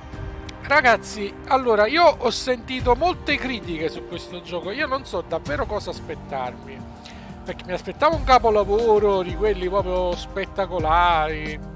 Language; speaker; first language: Italian; native; Italian